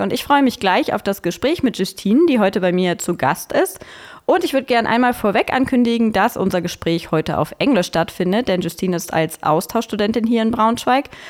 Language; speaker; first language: German; native; German